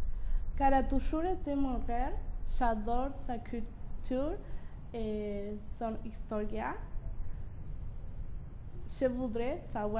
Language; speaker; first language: French; non-native, learner; Spanish